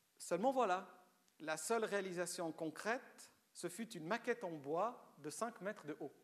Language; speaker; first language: French; early bilingual, other home language; Romanian